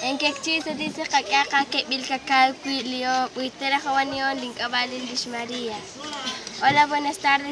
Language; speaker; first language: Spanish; non-native, local second language; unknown